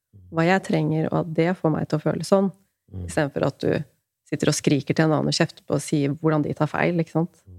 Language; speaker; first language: Norwegian; native; Norwegian